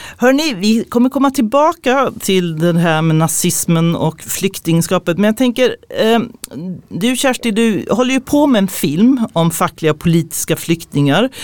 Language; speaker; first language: Swedish; native; Swedish